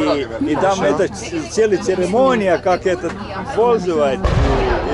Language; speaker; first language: Russian; non-native, fluent; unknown